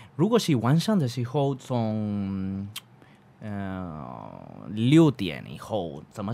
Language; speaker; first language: Chinese; non-native, learner; Spanish